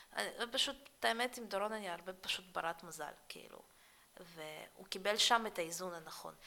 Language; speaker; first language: Hebrew; early bilingual, other home language; Russian